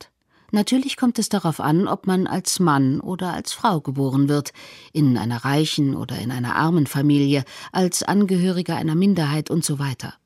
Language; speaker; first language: German; native; German